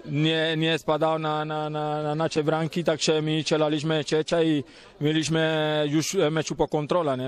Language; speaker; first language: Polish; non-native, learner; Spanish